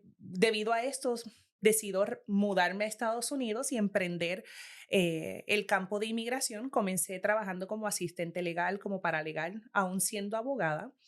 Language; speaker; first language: Spanish; native; Spanish